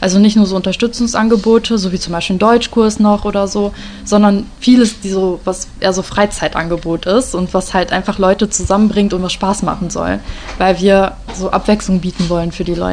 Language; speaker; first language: German; native; German